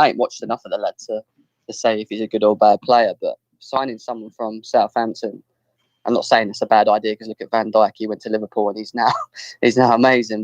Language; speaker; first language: English; native; English